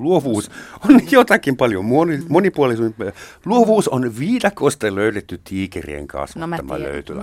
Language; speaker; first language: Finnish; native; Finnish